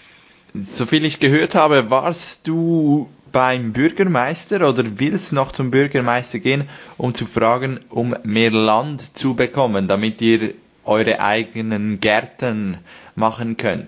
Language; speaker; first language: German; native; German